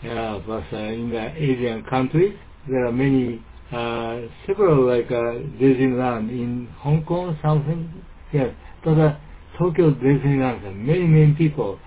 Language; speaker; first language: English; non-native, learner; Japanese